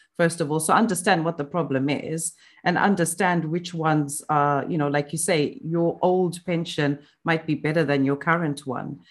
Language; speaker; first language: English; non-native, local second language; Shona